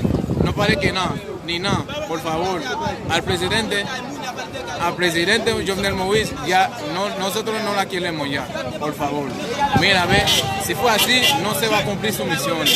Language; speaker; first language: Spanish; non-native, fluent; Haitian Creole